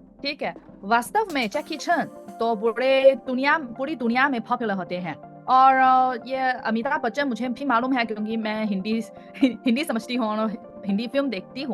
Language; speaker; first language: Hindi; non-native, fluent; Chinese